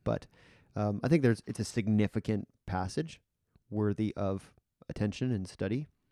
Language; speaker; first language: English; native; English